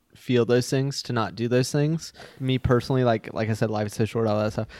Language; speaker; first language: English; native; English